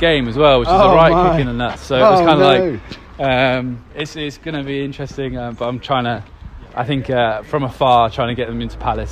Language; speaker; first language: English; native; English